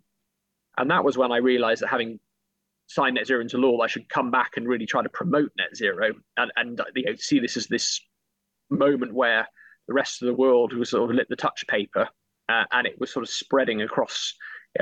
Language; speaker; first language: English; native; English